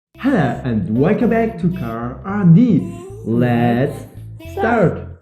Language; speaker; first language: English; non-native, fluent; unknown